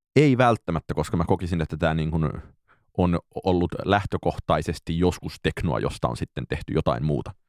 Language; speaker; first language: Finnish; native; Finnish